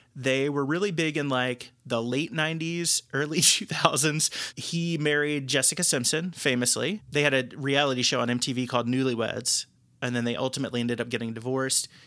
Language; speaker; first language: English; native; English